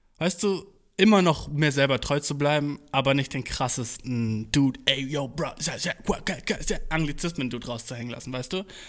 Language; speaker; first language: German; early bilingual, other home language; Turkish